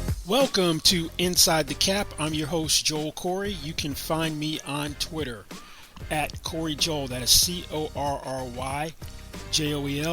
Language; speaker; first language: English; native; English